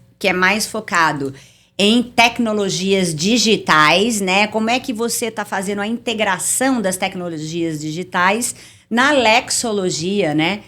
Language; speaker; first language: Portuguese; native; Portuguese